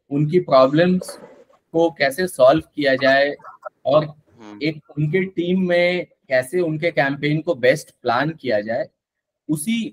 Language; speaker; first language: Hindi; native; Hindi